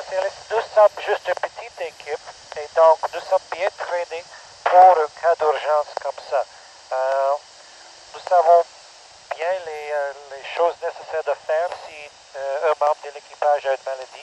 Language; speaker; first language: French; non-native, local second language; English